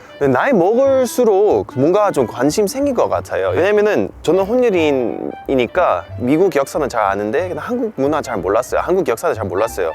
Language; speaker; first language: Korean; non-native, fluent; English